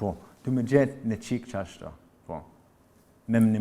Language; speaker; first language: Albanian; early bilingual, heritage; English